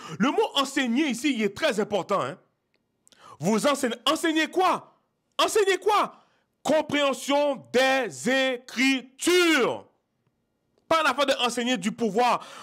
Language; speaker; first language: French; native; French